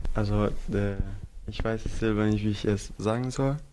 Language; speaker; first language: German; non-native, fluent; Arabic